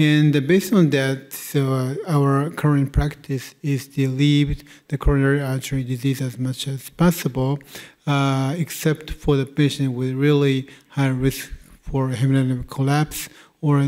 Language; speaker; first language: English; non-native, fluent; Japanese